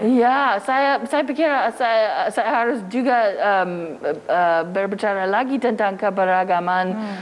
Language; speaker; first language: Indonesian; non-native, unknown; English